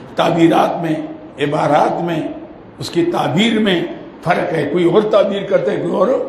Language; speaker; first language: Urdu; non-native, local second language; Northern Hindko